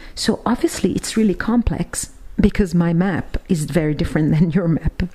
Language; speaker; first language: English; non-native, fluent; Italian